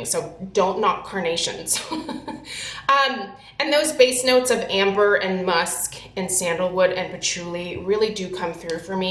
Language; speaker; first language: English; native; English